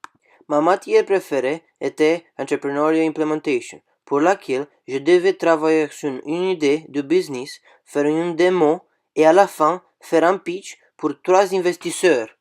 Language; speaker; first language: French; non-native, fluent; Romanian